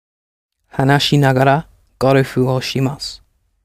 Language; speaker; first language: Japanese; non-native, learner; English